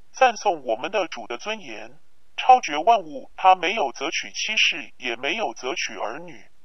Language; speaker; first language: Chinese; non-native, local second language; Cantonese